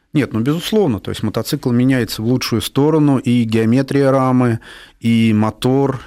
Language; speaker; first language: Russian; native; Russian